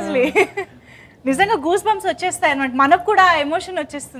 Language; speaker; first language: Telugu; native; Telugu